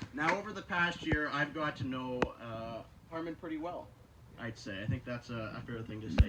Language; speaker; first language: English; native; English